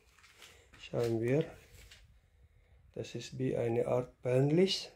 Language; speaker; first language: German; non-native, learner; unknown